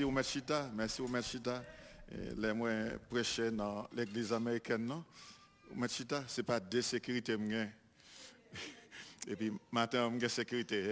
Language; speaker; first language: French; non-native, local second language; Haitian Creole